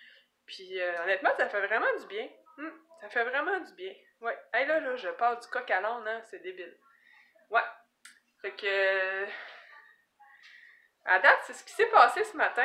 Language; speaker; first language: French; native; French